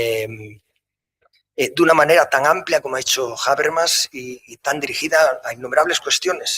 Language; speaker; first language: Spanish; native; Spanish